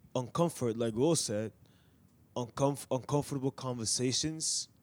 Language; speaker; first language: English; native; English